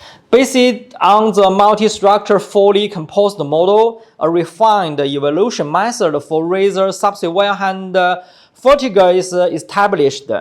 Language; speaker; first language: English; non-native, fluent; Chinese